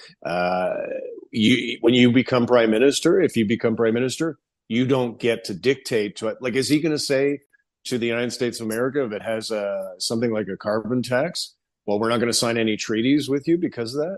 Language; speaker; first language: English; native; English